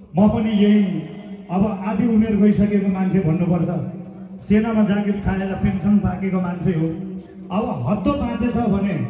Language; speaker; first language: Nepali; non-native, local second language; Eastern Tamang